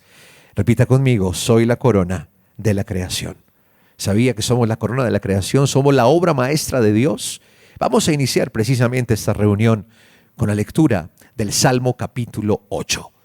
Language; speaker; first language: Spanish; native; Spanish